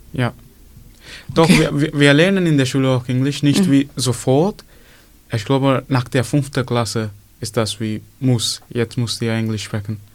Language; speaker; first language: German; non-native, learner; Punjabi